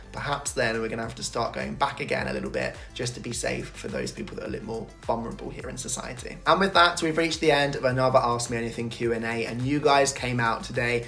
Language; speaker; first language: English; native; English